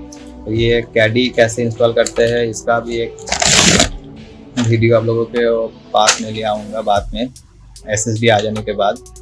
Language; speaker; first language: Hindi; non-native, local second language; Bangla